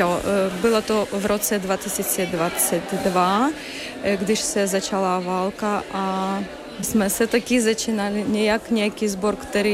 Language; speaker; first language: Czech; non-native, fluent; Ukrainian